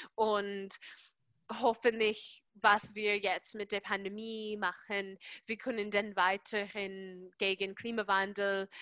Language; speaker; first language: German; non-native, fluent; English